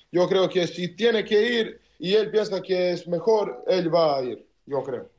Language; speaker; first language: Spanish; non-native, learner; Serbian